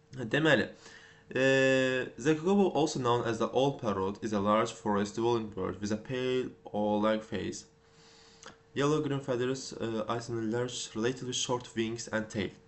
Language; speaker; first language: English; non-native, learner; Azerbaijani